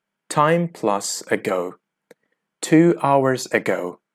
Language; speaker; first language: English; non-native, fluent; Azerbaijani